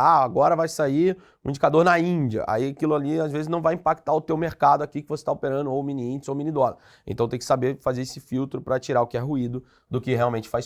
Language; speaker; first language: Portuguese; native; Portuguese